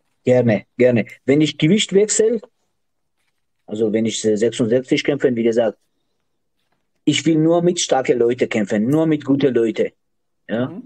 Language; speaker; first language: German; non-native, learner; Georgian